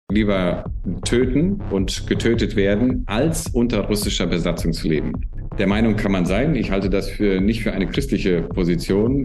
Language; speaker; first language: German; early bilingual, heritage; German